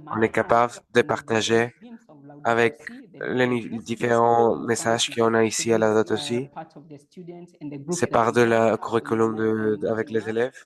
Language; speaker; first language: French; non-native, learner; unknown